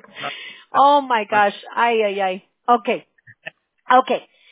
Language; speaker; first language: English; early bilingual, other home language; Spanish